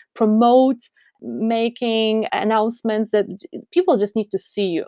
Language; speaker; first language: English; non-native, fluent; Polish